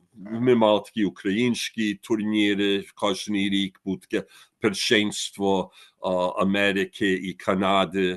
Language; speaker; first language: Ukrainian; early bilingual, heritage; Ukrainian